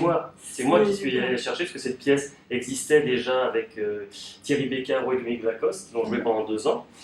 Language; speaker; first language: French; native; French